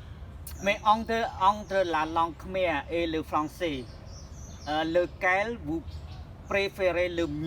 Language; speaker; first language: French; non-native, fluent; Khmer